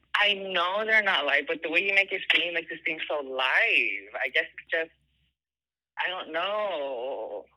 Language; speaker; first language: English; non-native, fluent; Arabic